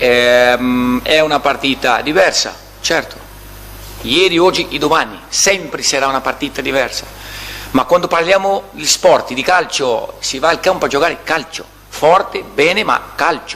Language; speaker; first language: Italian; non-native, learner; Portuguese